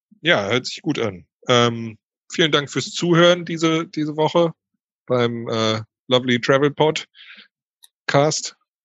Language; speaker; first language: German; early bilingual, heritage; German